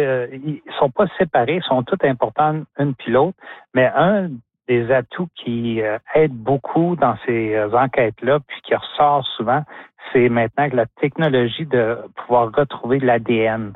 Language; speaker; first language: French; native; French